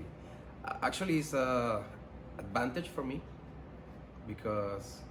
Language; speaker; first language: English; non-native, learner; Spanish